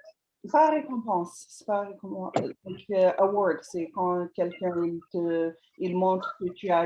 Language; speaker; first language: French; non-native, fluent; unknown